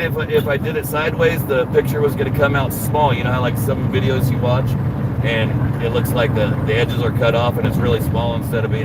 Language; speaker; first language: English; native; English